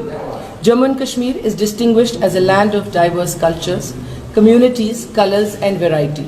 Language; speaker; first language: English; non-native, local second language; Hindi